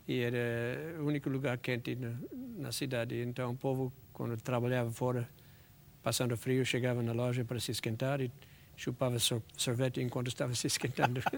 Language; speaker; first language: Portuguese; non-native, fluent; English